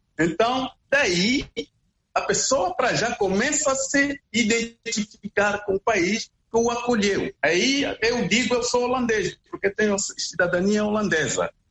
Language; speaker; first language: Portuguese; native; Portuguese